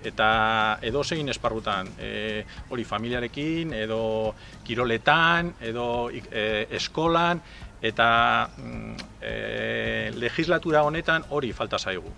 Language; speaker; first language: Basque; non-native, local second language; Spanish